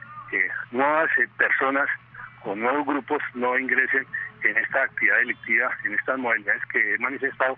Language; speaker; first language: Spanish; native; Spanish